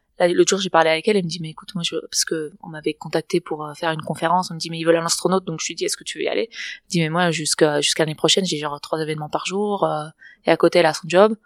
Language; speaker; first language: French; non-native, fluent; Catalan